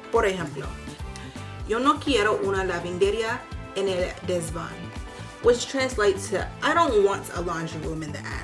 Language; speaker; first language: Spanish; non-native, learner; English